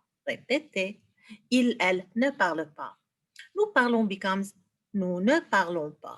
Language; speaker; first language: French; non-native, fluent; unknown